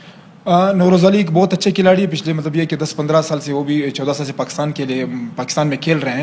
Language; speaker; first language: Urdu; native; Urdu